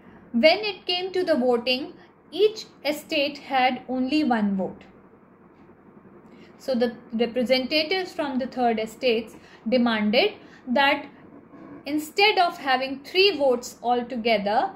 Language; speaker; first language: English; non-native, local second language; Hindi